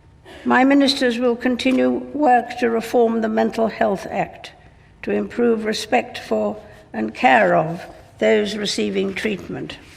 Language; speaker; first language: English; native; English